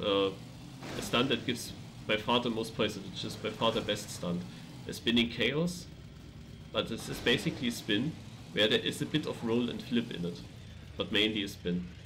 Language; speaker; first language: English; non-native, fluent; German